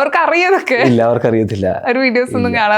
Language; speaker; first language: Malayalam; native; Malayalam